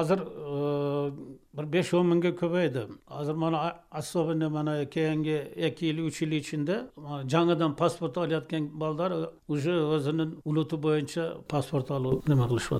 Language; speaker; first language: Kyrgyz; non-native, local second language; Uyghur